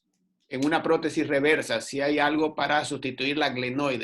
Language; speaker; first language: Spanish; native; Spanish